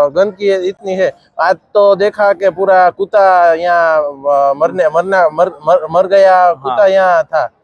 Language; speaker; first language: Hindi; non-native, local second language; Gujarati